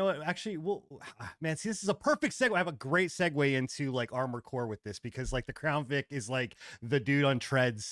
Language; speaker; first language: English; native; English